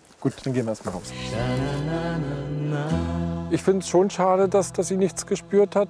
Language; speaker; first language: German; native; German